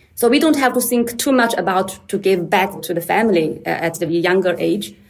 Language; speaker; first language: English; non-native, fluent; Chinese